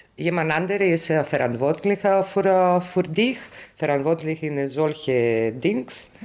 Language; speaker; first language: German; non-native, fluent; Greek